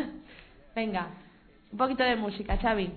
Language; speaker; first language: Spanish; native; Spanish